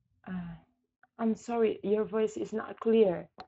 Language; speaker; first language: English; non-native, learner; Indonesian